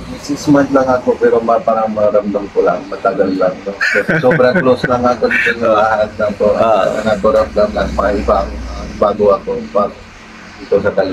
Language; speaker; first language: Filipino; non-native, learner; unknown